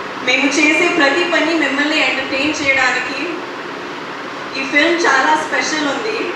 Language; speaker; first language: Telugu; non-native, learner; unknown